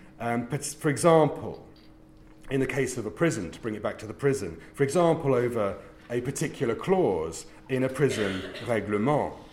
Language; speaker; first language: English; native; English